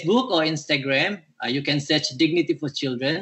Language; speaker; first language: English; non-native, local second language; Malay